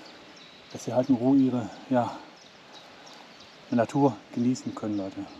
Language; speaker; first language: German; native; German